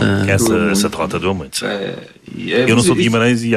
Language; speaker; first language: Portuguese; native; Portuguese